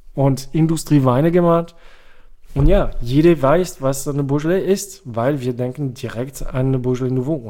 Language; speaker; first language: German; non-native, fluent; French